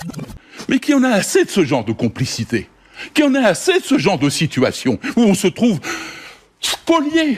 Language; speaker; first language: French; native; French